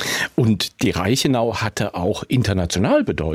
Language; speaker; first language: German; native; German